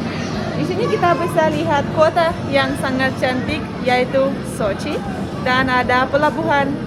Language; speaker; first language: Indonesian; non-native, fluent; Russian